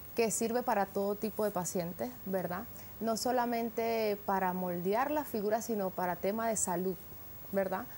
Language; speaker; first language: Spanish; native; Spanish